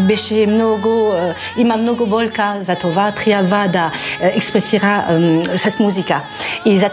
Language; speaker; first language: Bulgarian; non-native, learner; French